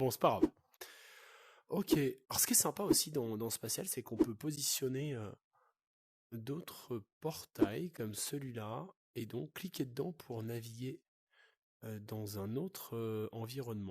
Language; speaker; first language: French; native; French